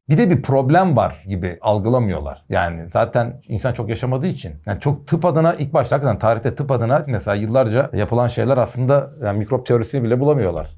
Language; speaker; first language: Turkish; native; Turkish